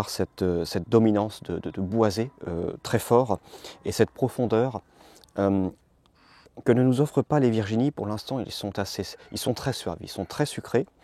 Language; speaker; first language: French; native; French